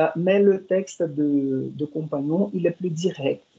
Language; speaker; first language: French; non-native, fluent; Portuguese